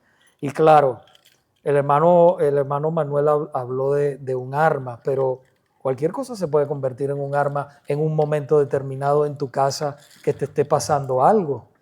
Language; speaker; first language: Spanish; native; Spanish